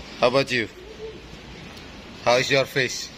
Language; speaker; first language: English; non-native, fluent; Indonesian